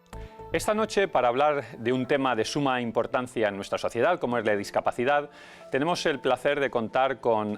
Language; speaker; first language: Spanish; native; Spanish